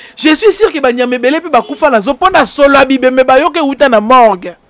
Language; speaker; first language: French; non-native, local second language; Lingala